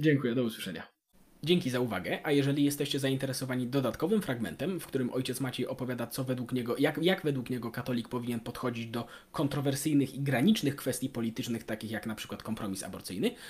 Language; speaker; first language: Polish; native; Polish